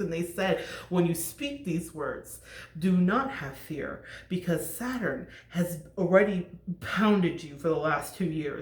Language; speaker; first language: English; native; English